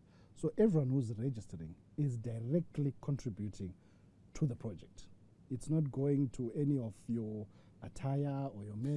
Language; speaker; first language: English; non-native, local second language; Shona